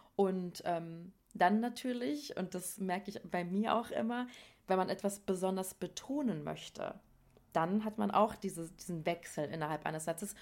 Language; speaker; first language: German; native; German